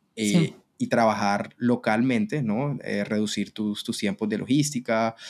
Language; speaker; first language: Spanish; native; Spanish